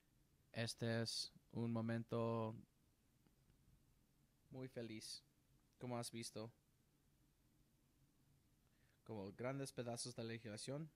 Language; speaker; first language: Spanish; non-native, learner; English